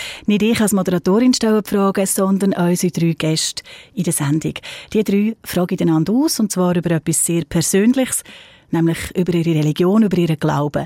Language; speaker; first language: German; native; German